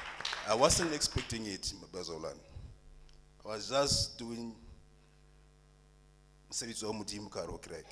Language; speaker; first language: English; non-native, local second language; Southern Sotho